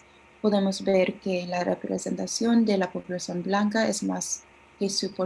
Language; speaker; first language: Spanish; non-native, learner; English